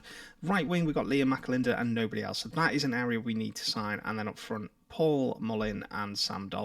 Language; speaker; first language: English; native; English